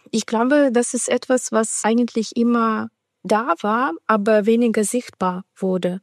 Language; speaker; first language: German; non-native, fluent; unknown